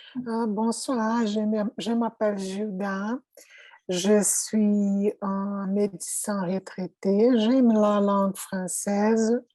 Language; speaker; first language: French; non-native, learner; Portuguese